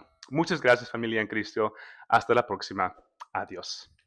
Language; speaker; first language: Spanish; early bilingual, heritage; Spanish